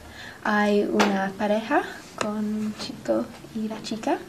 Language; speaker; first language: Spanish; non-native, learner; English